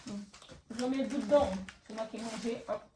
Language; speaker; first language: French; native; French